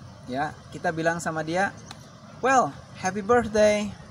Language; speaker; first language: English; non-native, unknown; Indonesian